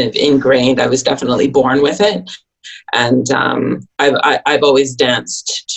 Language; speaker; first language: English; native; English